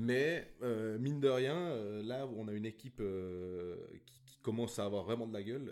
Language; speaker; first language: French; native; French